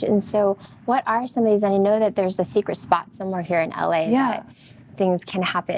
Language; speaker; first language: English; native; English